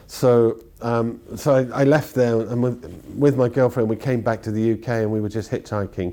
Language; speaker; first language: English; native; English